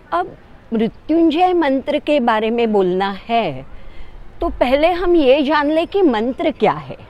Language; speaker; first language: Hindi; non-native, local second language; Marathi